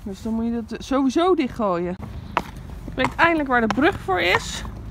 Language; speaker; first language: Dutch; native; Dutch